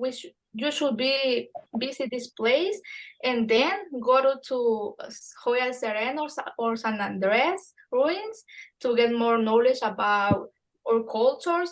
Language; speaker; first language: English; non-native, fluent; Spanish